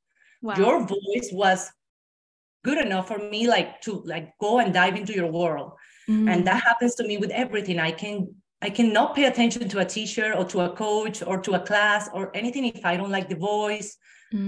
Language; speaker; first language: English; non-native, fluent; Spanish